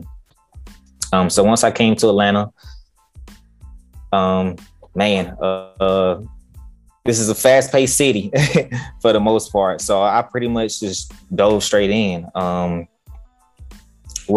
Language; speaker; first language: English; native; English